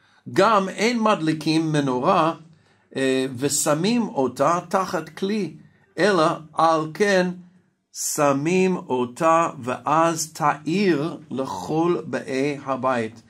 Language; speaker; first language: Hebrew; non-native, fluent; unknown